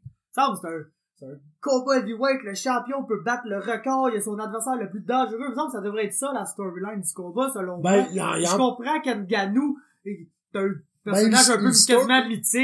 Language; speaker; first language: French; native; French